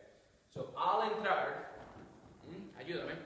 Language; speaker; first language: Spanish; non-native, fluent; English